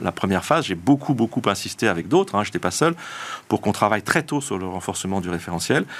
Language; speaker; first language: French; native; French